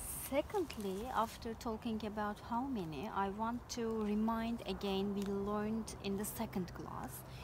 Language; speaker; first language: English; non-native, fluent; Turkish